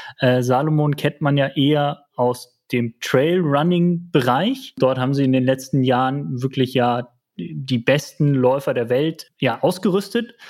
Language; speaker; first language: German; native; German